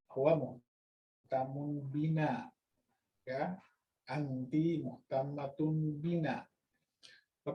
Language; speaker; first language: Arabic; non-native, fluent; Indonesian